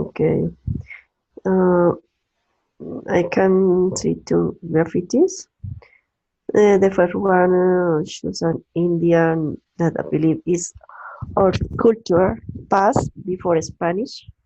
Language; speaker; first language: English; non-native, learner; Spanish